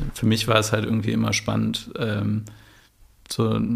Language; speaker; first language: German; native; German